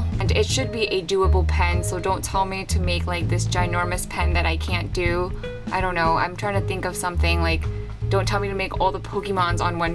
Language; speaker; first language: English; native; English